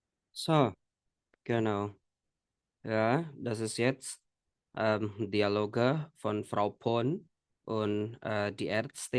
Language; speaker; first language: German; non-native, fluent; Indonesian